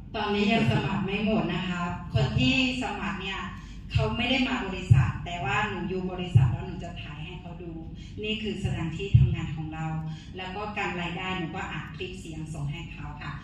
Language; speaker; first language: Thai; non-native, fluent; Burmese